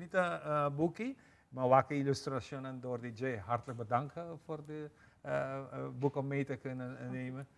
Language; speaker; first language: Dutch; non-native, local second language; Papiamento